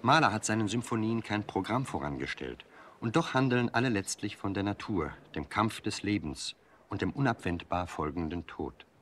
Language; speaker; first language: German; native; German